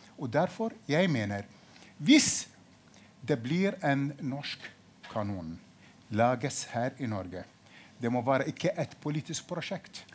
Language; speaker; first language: Norwegian; non-native, fluent; Arabic